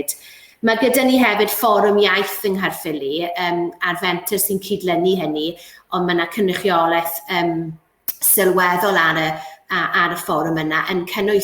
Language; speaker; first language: Welsh; native; Welsh